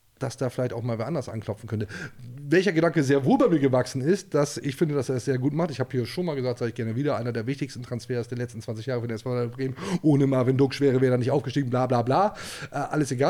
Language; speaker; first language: German; native; German